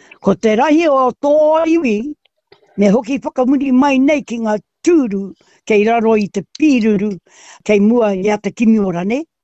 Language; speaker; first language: Māori; native; Māori